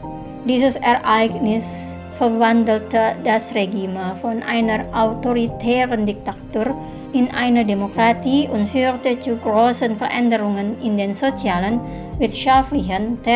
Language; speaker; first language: German; non-native, fluent; Indonesian